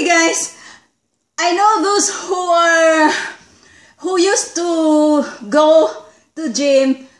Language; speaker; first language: English; non-native, local second language; Cebuano